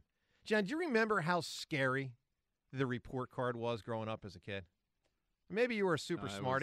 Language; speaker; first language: English; native; English